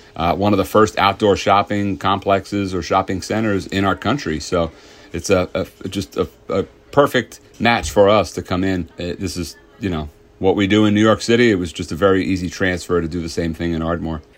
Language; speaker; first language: English; native; English